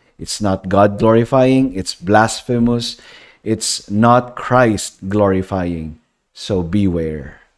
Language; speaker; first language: English; non-native, local second language; Filipino